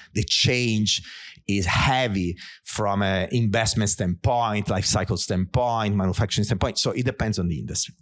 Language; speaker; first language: English; non-native, fluent; Italian